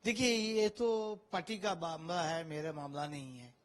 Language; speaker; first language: Hindi; non-native, local second language; Bangla